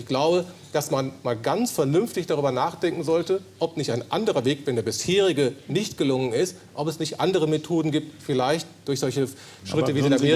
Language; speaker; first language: German; native; German